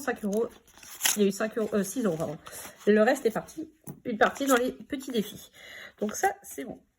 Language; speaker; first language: French; native; French